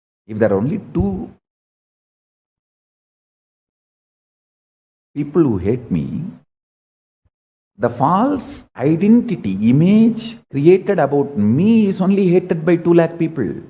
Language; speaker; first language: English; non-native, local second language; Tamil